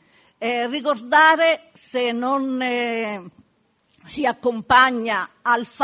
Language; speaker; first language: Italian; native; Italian